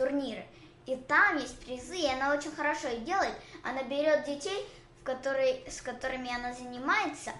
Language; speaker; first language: Russian; early bilingual, heritage; Russian